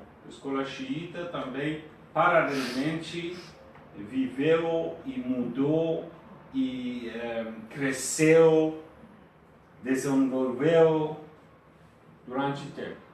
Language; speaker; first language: Portuguese; non-native, fluent; Persian